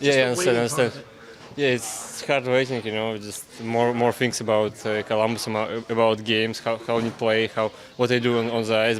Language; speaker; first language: English; non-native, learner; Russian